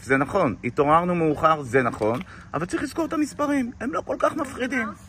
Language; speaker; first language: Hebrew; native; Hebrew